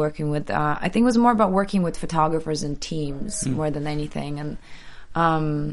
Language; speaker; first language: English; early bilingual, other home language; Polish